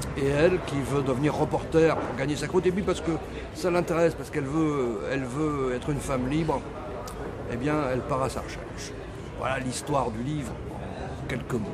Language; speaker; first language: French; native; French